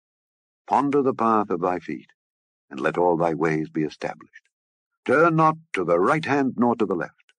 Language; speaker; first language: English; native; English